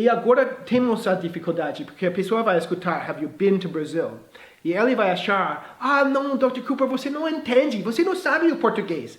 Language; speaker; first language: Portuguese; non-native, fluent; English